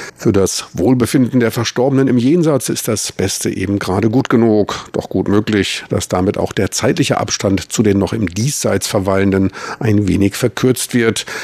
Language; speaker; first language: German; native; German